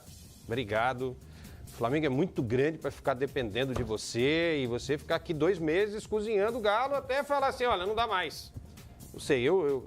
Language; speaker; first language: Portuguese; native; Portuguese